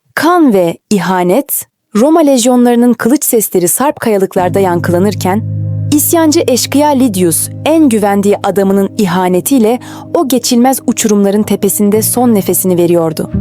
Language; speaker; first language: Turkish; native; Turkish